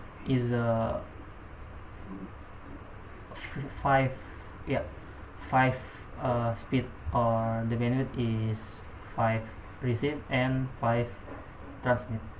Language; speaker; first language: English; non-native, learner; Indonesian